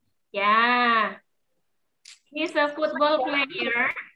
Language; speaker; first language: English; non-native, fluent; Indonesian